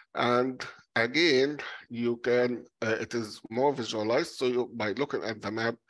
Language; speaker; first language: English; non-native, fluent; Arabic